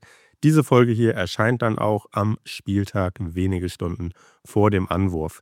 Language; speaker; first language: German; native; German